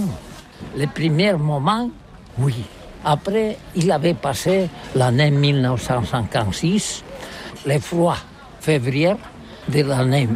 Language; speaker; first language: French; non-native, learner; Catalan